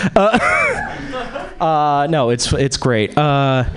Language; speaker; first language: English; native; English